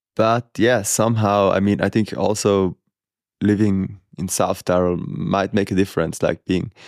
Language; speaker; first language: English; non-native, fluent; Italian